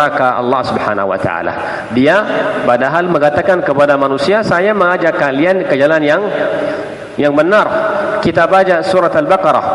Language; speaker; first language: Indonesian; non-native, fluent; Arabic